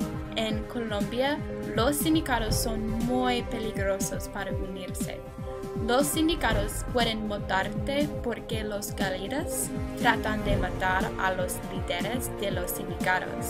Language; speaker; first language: Spanish; non-native, learner; English